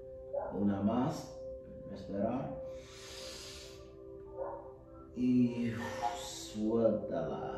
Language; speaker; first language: Spanish; non-native, learner; English